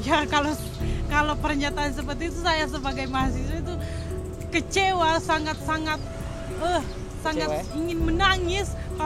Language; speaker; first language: Indonesian; native; Indonesian